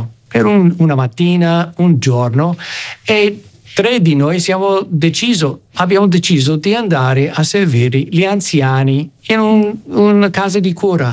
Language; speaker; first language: Italian; non-native, fluent; English